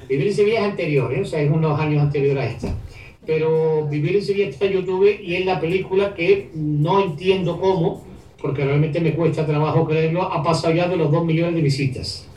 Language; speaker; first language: Spanish; native; Spanish